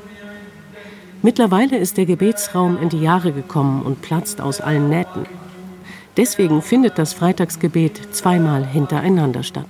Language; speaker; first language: German; native; German